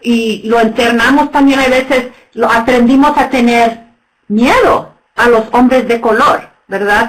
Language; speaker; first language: Spanish; non-native, fluent; English